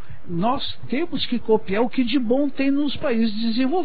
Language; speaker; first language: Portuguese; native; Portuguese